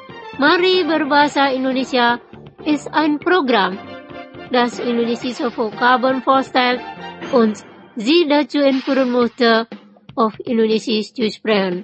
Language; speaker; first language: German; non-native, fluent; Indonesian